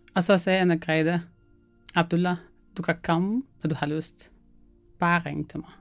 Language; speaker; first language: Danish; non-native, fluent; Arabic